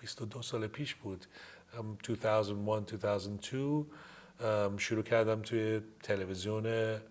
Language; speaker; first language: Persian; early bilingual, heritage; Persian